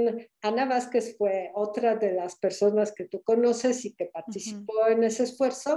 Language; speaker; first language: Spanish; non-native, fluent; Polish